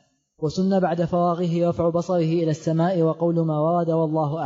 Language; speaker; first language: Arabic; native; Arabic